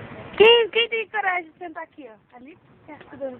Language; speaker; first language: Portuguese; native; Portuguese